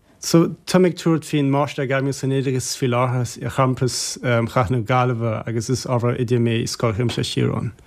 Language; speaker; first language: Irish; non-native, fluent; German